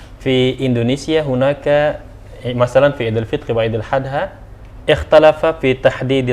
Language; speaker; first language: Arabic; non-native, learner; Indonesian